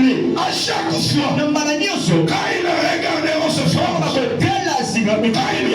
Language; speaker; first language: French; non-native, local second language; Lingala